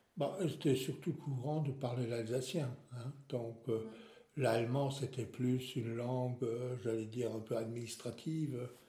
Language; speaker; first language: French; non-native, local second language; Swiss German